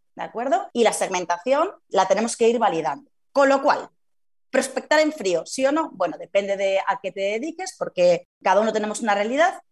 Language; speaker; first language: Spanish; native; Spanish